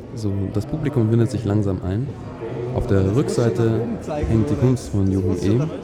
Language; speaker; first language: German; native; German